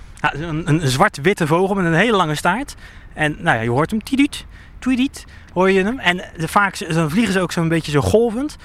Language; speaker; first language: Dutch; native; Dutch